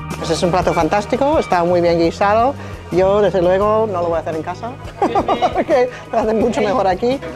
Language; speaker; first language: Spanish; non-native, fluent; English